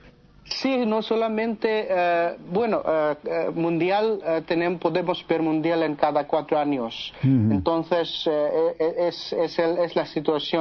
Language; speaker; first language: Spanish; non-native, fluent; Bangla